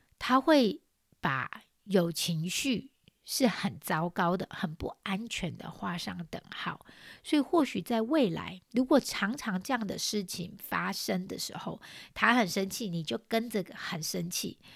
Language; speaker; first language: Chinese; native; Chinese